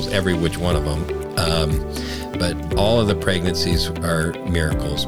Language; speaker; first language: English; native; English